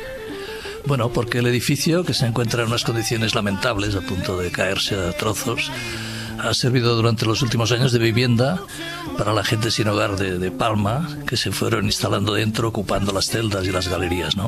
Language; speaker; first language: Spanish; native; Spanish